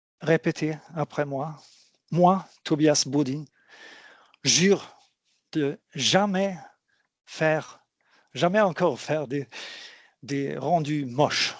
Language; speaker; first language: French; non-native, fluent; Swedish